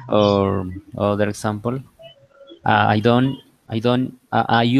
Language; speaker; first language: English; non-native, learner; Spanish